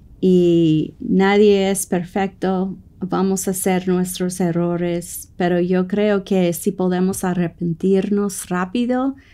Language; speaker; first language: Spanish; non-native, fluent; English